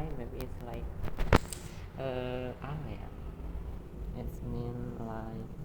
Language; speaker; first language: English; non-native, learner; Indonesian